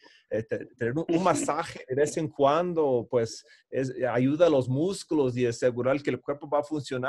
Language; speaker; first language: Spanish; non-native, fluent; English